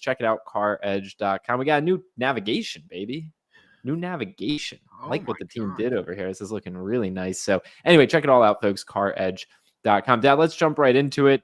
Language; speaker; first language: English; native; English